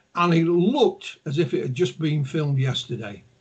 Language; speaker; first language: English; native; English